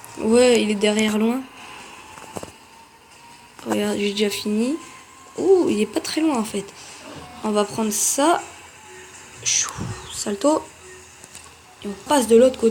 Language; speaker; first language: French; native; French